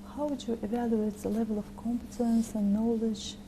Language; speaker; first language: English; non-native, fluent; Kazakh